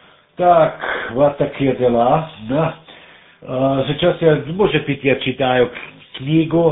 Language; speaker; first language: Russian; non-native, learner; German